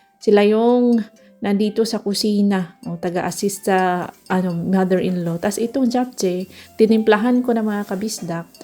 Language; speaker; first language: Filipino; non-native, local second language; Cebuano